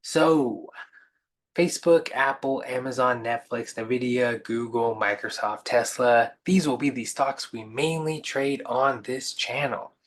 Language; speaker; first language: English; native; English